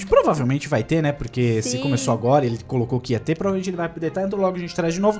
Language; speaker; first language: Portuguese; native; Portuguese